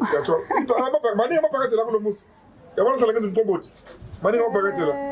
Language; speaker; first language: Zulu; native; Zulu